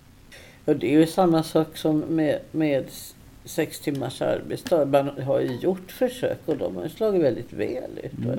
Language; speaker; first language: Swedish; native; Swedish